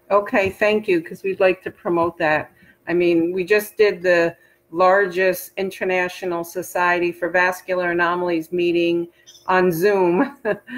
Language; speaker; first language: English; native; English